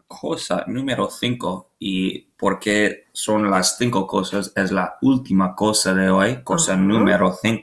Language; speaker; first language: Spanish; non-native, learner; English